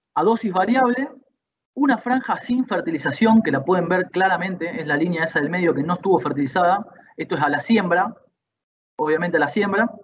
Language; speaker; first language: Spanish; native; Spanish